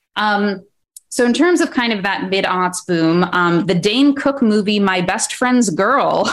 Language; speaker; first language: English; native; English